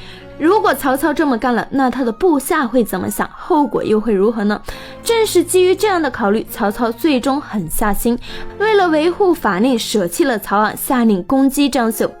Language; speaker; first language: Chinese; native; Chinese